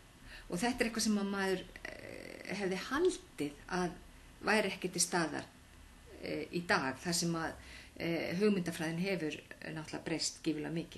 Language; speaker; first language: Icelandic; native; Icelandic